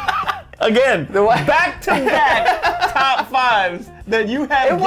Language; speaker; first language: English; native; English